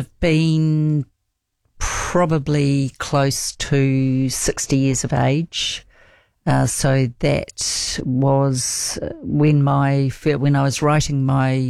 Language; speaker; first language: English; native; English